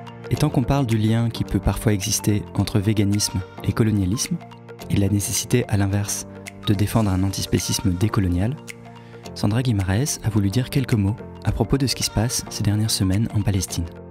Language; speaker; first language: French; native; French